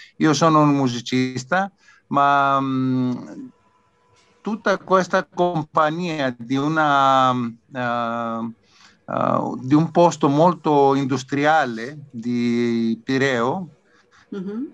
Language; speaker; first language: Italian; non-native, learner; Greek